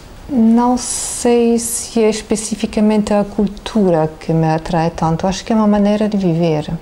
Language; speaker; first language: Portuguese; non-native, fluent; German